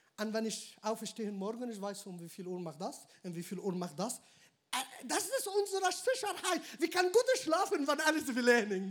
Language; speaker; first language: German; non-native, learner; Arabic